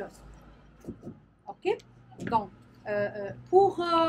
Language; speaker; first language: French; non-native, learner; Arabic